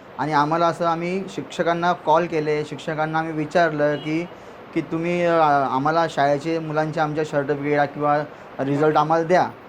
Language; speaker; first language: Marathi; native; Marathi